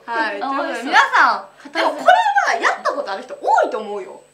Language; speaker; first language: Japanese; native; Japanese